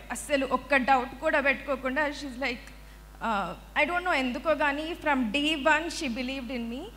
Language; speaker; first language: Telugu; native; Telugu